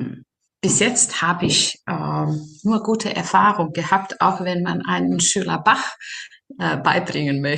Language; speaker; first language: German; non-native, fluent; Serbian